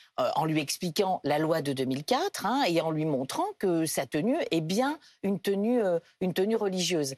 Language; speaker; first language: French; native; French